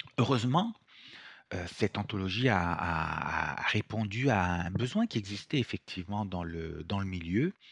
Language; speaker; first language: French; non-native, fluent; Italian